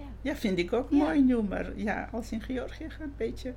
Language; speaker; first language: Dutch; non-native, fluent; Georgian